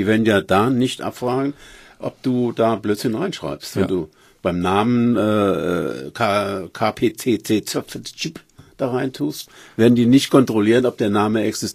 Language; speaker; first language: German; native; German